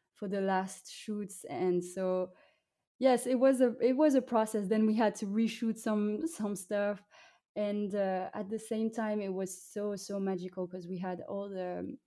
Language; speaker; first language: English; non-native, fluent; French